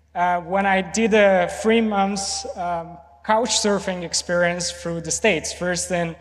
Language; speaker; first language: English; non-native, fluent; Romanian